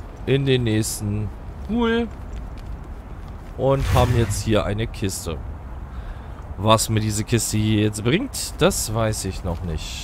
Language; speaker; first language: German; native; German